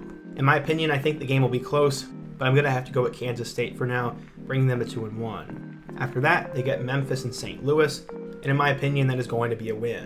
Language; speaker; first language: English; native; English